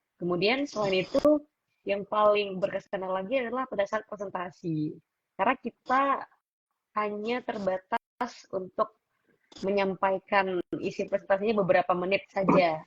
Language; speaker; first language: Indonesian; native; Indonesian